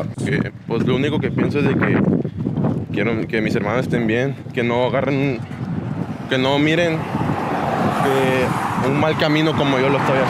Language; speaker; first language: Spanish; native; Spanish